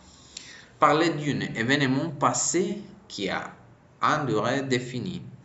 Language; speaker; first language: French; non-native, fluent; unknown